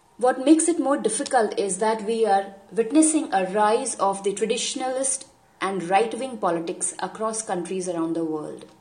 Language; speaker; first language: English; non-native, local second language; Hindi